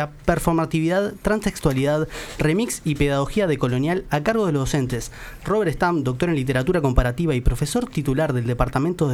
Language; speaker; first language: Spanish; native; Spanish